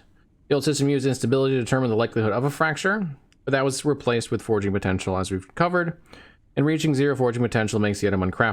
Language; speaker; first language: English; native; English